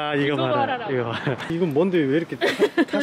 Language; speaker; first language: Korean; native; Korean